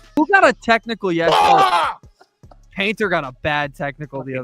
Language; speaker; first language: English; native; English